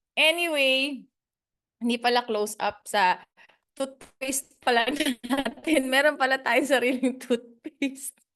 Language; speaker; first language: Filipino; non-native, local second language; Cebuano